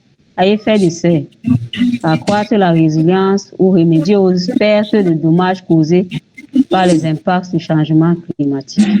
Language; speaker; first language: French; native; French